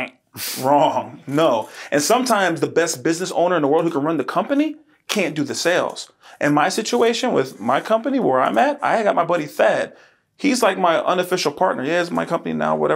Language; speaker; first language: English; native; English